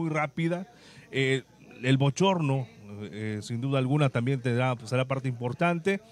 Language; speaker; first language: Spanish; native; Spanish